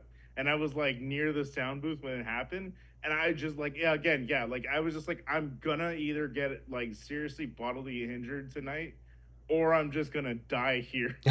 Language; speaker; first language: English; native; English